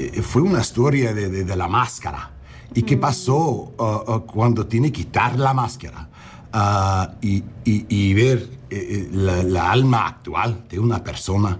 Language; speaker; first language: Spanish; non-native, learner; English